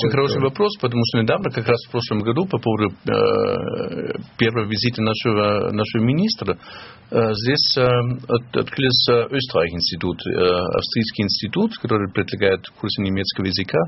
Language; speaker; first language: Russian; non-native, fluent; German